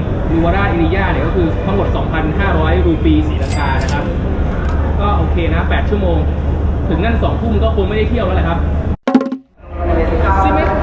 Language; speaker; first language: Thai; native; Thai